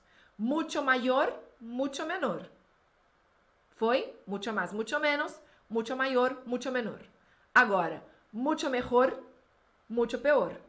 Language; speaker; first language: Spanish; non-native, fluent; Portuguese